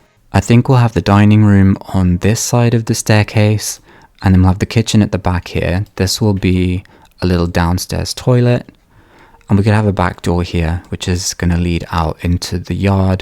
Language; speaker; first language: English; native; English